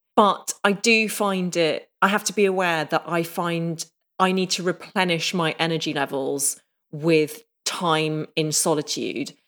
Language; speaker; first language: English; native; English